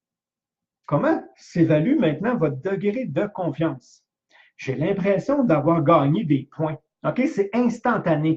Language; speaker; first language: French; native; French